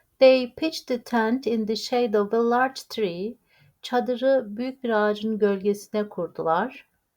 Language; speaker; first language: English; non-native, fluent; Turkish